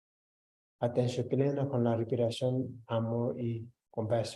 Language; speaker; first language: Spanish; non-native, learner; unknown